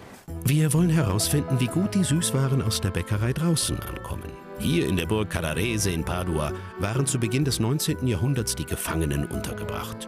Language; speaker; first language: German; native; German